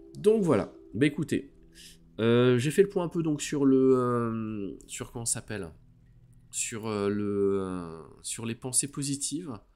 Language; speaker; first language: French; native; French